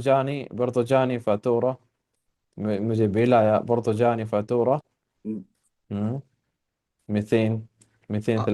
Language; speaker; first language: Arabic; non-native, fluent; Urdu